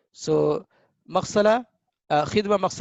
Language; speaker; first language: Arabic; non-native, fluent; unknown